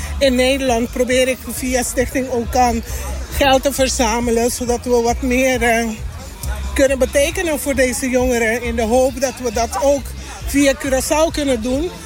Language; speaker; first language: Dutch; non-native, local second language; Papiamento